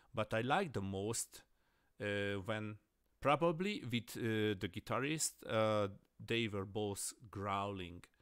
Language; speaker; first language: English; non-native, fluent; Hungarian